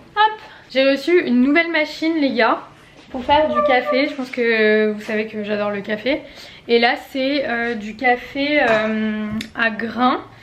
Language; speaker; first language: French; early bilingual, other home language; Portuguese